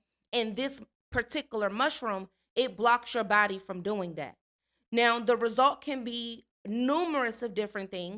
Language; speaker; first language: English; native; English